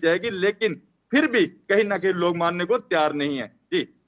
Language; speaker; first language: Hindi; native; Hindi